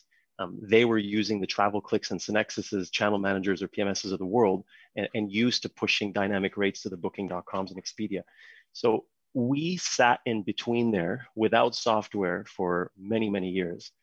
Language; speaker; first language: English; non-native, fluent; French